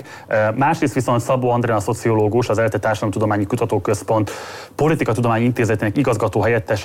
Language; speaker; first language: Hungarian; native; Hungarian